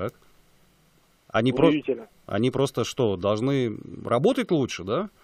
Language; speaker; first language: Russian; native; Russian